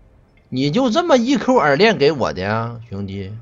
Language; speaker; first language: Chinese; native; Chinese